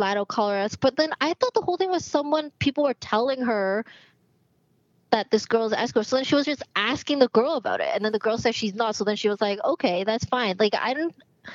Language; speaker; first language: English; non-native, local second language; Cantonese